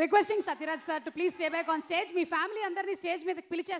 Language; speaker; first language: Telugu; native; Telugu